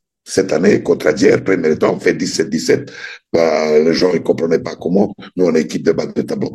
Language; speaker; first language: French; non-native, fluent; Serbian